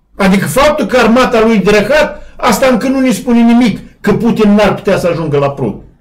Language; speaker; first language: Romanian; native; Romanian